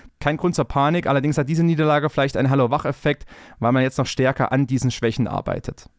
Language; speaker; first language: German; native; German